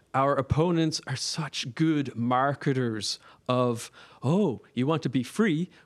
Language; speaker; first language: English; native; English